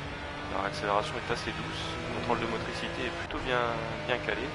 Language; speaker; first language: French; native; French